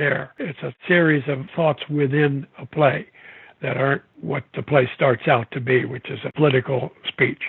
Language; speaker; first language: English; native; English